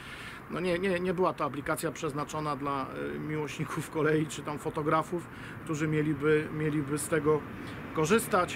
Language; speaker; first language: Polish; native; Polish